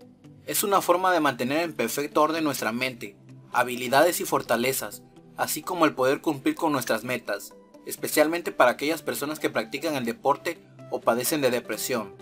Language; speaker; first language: Spanish; native; Spanish